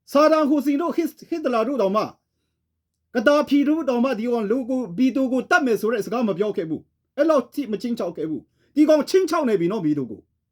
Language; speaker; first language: Burmese; non-native, local second language; Kachin